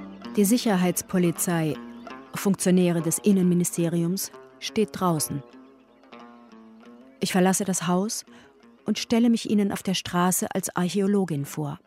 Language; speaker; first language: German; native; German